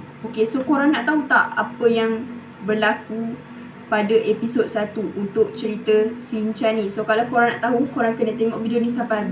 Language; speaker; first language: Malay; native; Malay